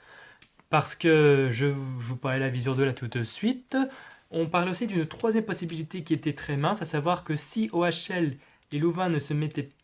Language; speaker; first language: French; native; French